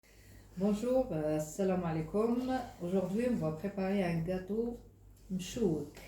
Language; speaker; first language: French; non-native, fluent; Arabic